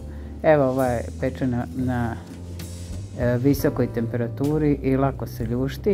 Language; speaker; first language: Serbian; native; Serbian